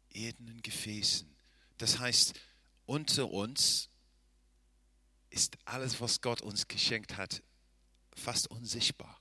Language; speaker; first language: German; non-native, fluent; English